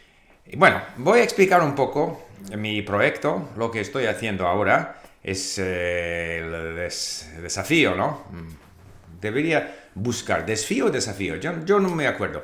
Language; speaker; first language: Spanish; non-native, fluent; English